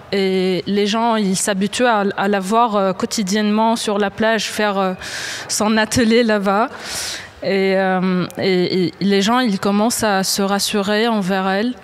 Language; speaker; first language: French; non-native, local second language; Arabic